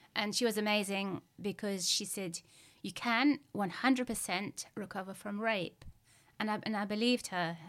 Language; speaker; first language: English; native; English